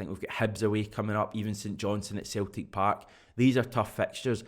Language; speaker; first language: English; native; English